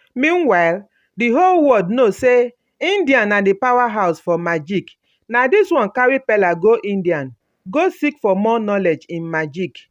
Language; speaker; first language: Nigerian Pidgin; native; Nigerian Pidgin